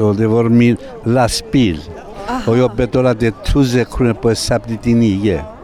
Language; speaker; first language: Swedish; non-native, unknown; Greek